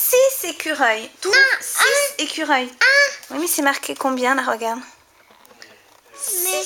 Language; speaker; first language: French; native; French